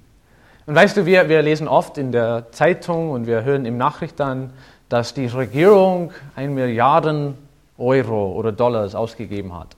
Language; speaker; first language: German; non-native, fluent; English